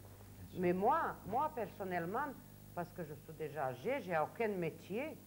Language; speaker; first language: French; non-native, learner; Serbian